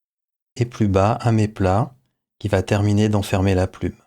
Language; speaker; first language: French; native; French